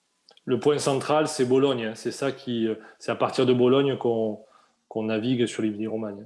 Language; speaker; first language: French; native; French